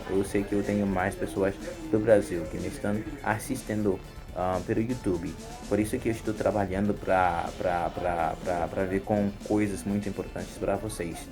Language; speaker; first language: Portuguese; non-native, fluent; Haitian Creole